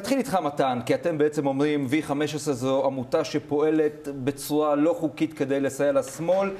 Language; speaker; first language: Hebrew; native; Hebrew